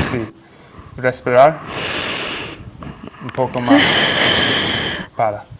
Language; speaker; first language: Spanish; non-native, learner; English